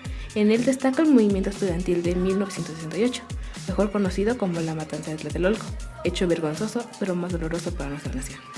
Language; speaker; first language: Spanish; native; Spanish